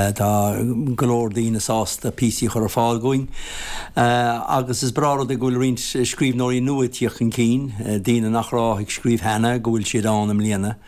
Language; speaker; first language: Irish; native; Irish